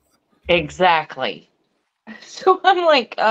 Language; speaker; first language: English; native; English